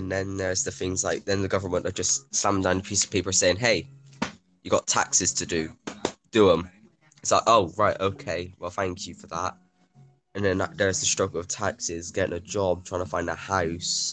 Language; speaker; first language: English; native; English